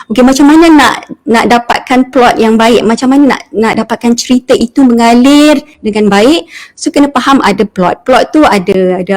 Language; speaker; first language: Malay; native; Malay